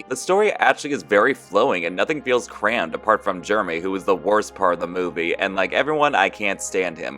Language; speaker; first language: English; native; English